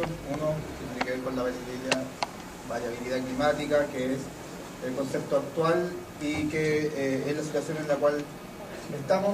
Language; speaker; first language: Spanish; native; Spanish